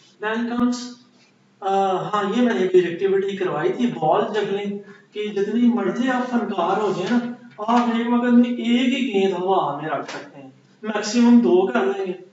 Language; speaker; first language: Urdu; non-native, local second language; Punjabi